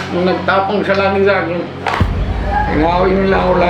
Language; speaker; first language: Filipino; non-native, learner; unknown